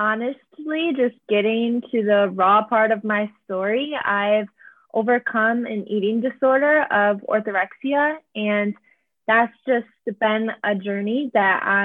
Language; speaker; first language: English; native; English